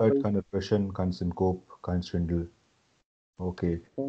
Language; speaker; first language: German; non-native, fluent; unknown